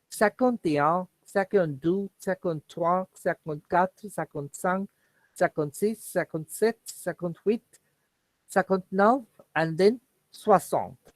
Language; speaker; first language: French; non-native, fluent; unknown